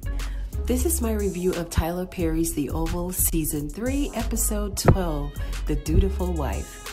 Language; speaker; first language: English; native; English